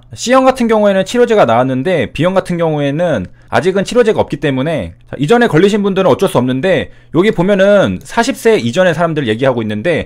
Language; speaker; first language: Korean; native; Korean